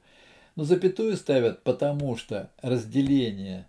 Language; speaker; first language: Russian; native; Russian